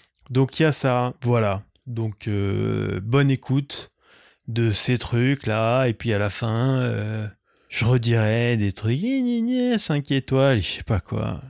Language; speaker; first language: French; native; French